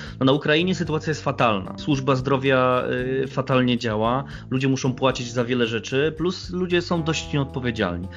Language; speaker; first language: Polish; native; Polish